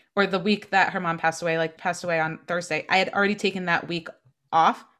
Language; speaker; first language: English; native; English